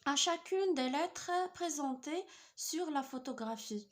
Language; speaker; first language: French; non-native, local second language; Arabic